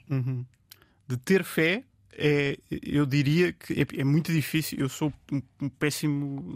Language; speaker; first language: Portuguese; native; Portuguese